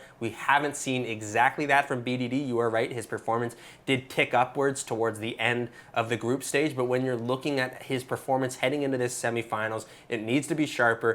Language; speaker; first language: English; native; English